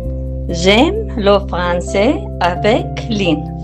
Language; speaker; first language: French; non-native, learner; Arabic